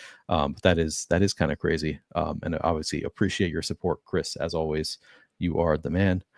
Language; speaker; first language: English; native; English